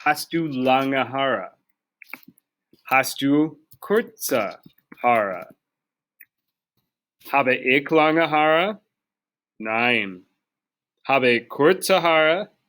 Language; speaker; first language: German; non-native, fluent; English